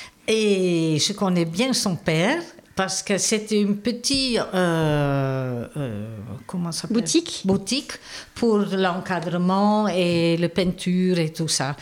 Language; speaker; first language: French; non-native, fluent; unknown